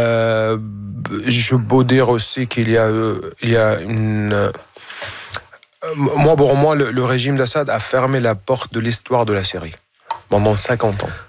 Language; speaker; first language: French; non-native, fluent; Arabic